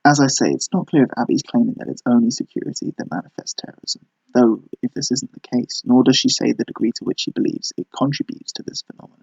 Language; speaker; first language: English; native; English